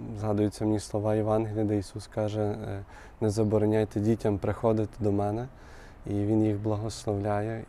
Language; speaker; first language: Ukrainian; native; Ukrainian